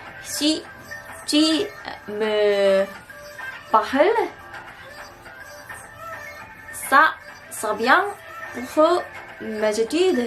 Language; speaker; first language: French; non-native, learner; Korean